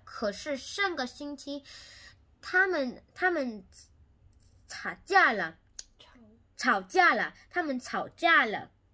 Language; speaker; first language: Chinese; non-native, learner; Korean